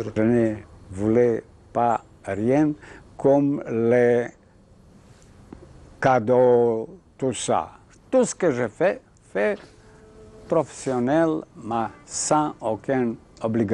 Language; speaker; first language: French; non-native, fluent; Serbian